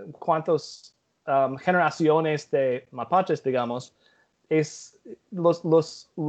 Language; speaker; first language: Spanish; non-native, learner; English